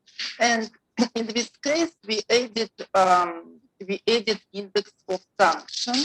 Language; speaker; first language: English; non-native, learner; Russian